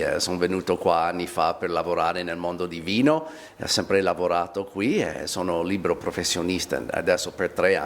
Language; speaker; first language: Italian; non-native, fluent; English